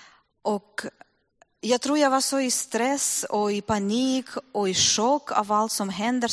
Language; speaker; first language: Swedish; non-native, fluent; Russian